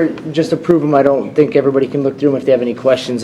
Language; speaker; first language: English; native; English